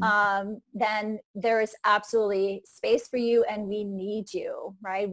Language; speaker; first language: English; non-native, fluent; Icelandic